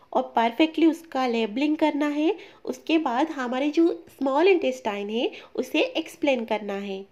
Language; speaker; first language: Hindi; non-native, local second language; Bangla